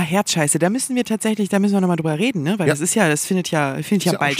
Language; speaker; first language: German; native; German